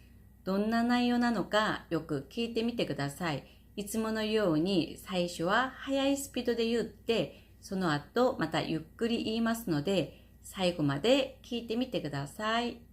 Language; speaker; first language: Japanese; non-native, fluent; Korean